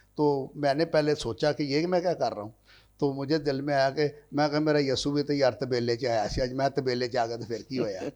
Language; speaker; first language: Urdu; non-native, local second language; Punjabi